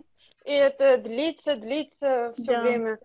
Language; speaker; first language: Russian; non-native, fluent; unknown